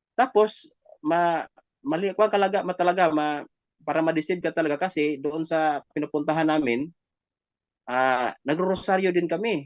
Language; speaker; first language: Filipino; non-native, local second language; Hiligaynon